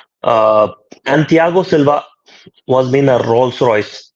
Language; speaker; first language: English; non-native, local second language; Malayalam